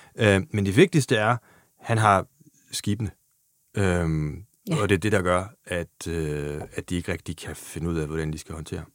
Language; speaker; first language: Danish; non-native, fluent; German